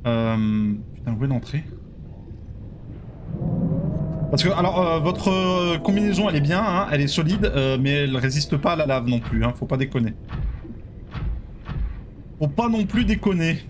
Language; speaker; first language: French; native; French